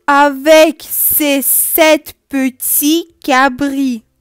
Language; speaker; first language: French; non-native, fluent; Russian